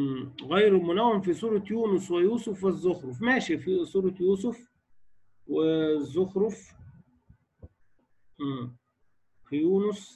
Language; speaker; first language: Arabic; native; Arabic